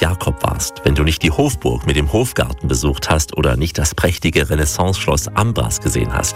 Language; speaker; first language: German; native; German